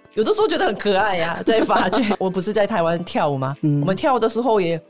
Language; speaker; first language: Chinese; non-native, fluent; Korean